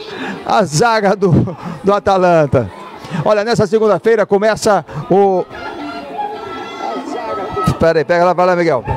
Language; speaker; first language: Portuguese; native; Portuguese